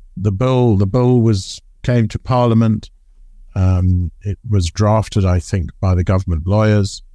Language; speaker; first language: English; native; English